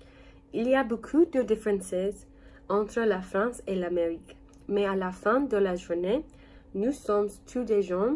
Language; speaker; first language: French; non-native, learner; English